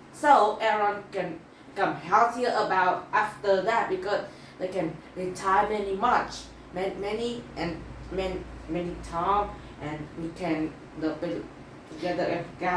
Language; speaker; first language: English; non-native, learner; Vietnamese